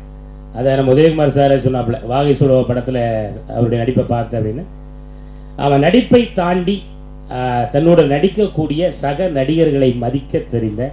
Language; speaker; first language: Tamil; native; Tamil